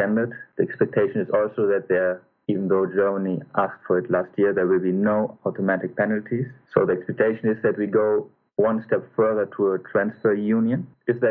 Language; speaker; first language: English; non-native, fluent; German